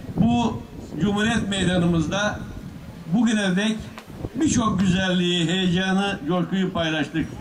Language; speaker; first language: Turkish; native; Turkish